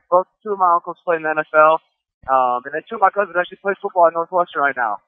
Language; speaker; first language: English; native; English